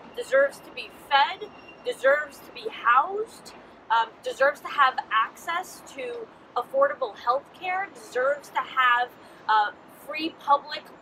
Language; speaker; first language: English; early bilingual, other home language; Spanish